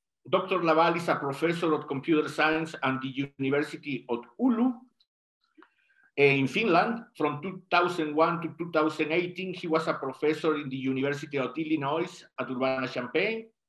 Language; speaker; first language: English; non-native, fluent; Spanish